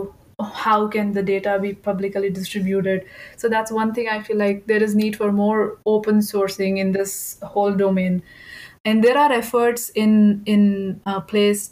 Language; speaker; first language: English; non-native, local second language; Hindi